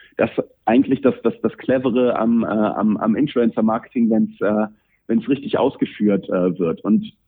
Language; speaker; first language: German; native; German